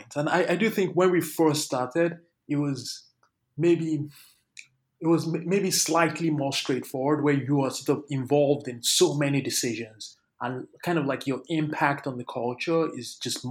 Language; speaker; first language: English; non-native, local second language; Yoruba